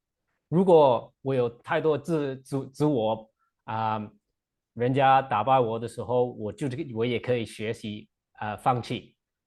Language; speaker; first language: Chinese; non-native, fluent; English